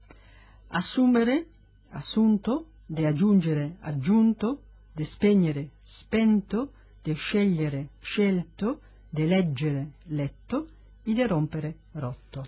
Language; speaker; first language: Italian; non-native, fluent; Spanish